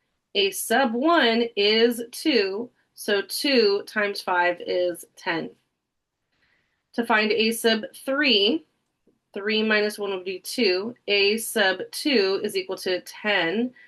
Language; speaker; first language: English; native; English